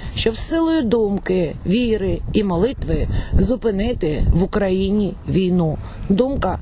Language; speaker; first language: Ukrainian; non-native, local second language; Russian